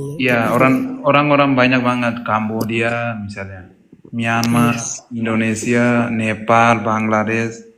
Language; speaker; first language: Indonesian; non-native, local second language; Tetum